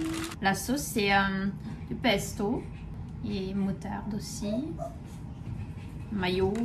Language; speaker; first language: French; non-native, fluent; Korean